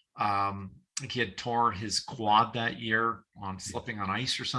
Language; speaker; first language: English; native; English